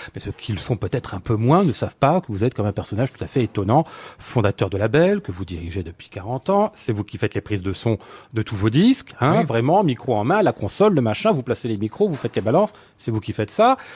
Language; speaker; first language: French; native; French